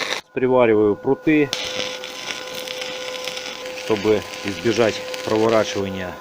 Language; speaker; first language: Russian; native; Russian